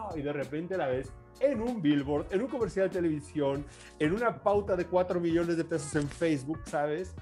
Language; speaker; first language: Spanish; native; Spanish